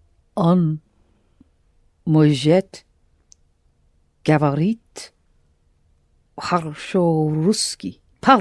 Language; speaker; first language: Russian; non-native, learner; English